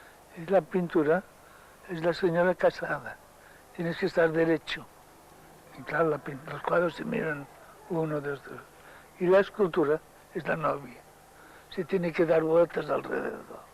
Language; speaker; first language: Spanish; non-native, local second language; Catalan